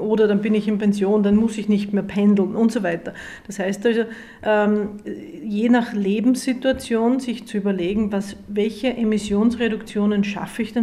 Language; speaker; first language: German; native; German